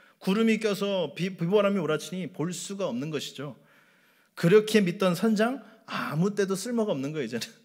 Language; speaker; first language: Korean; native; Korean